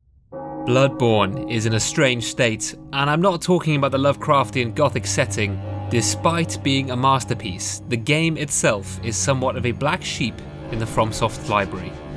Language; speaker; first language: English; native; English